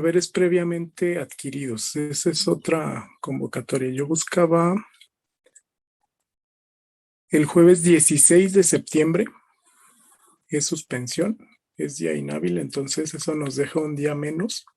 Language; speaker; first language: Spanish; native; Spanish